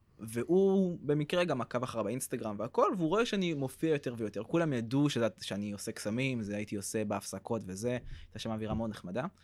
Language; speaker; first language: Hebrew; early bilingual, other home language; French